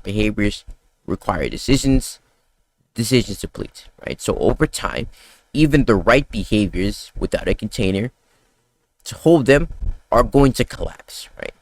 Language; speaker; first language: English; native; English